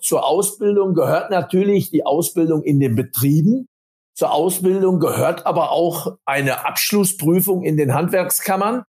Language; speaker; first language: German; native; German